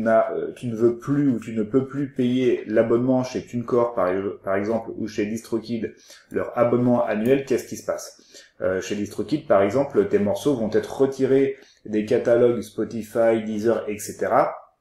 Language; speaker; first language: French; native; French